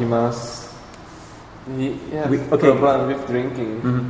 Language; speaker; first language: English; non-native, learner; Czech